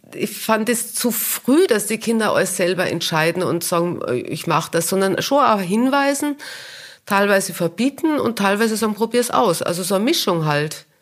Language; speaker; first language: German; native; German